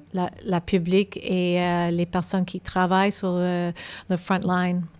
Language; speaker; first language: French; non-native, local second language; English